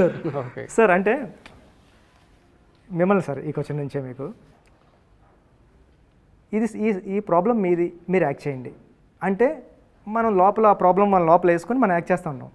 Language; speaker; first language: Telugu; native; Telugu